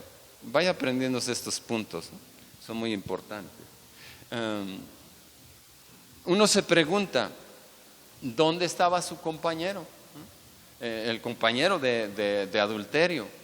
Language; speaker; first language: Spanish; native; Spanish